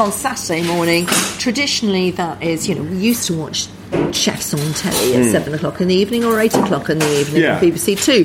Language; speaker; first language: English; native; English